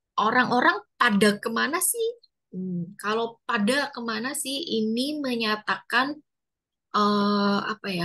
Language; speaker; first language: Indonesian; native; Indonesian